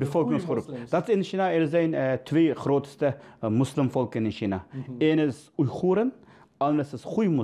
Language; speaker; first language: Dutch; non-native, learner; Uyghur